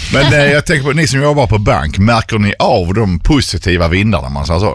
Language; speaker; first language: Swedish; native; Swedish